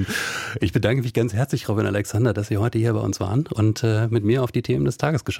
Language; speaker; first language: German; native; German